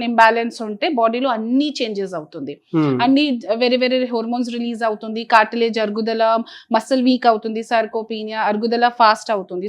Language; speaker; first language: Telugu; non-native, local second language; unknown